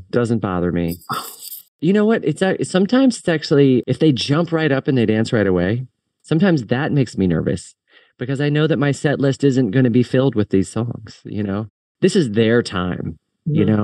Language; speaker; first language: English; native; English